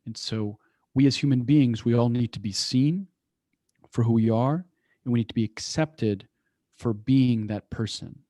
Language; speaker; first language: English; early bilingual, other home language; Persian